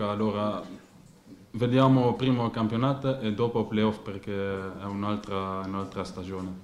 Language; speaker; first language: Italian; non-native, learner; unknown